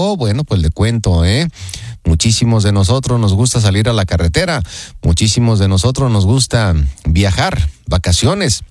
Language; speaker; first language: Spanish; native; Spanish